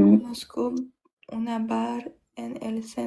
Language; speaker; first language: Spanish; non-native, learner; French